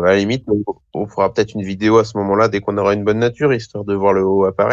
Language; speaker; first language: French; native; French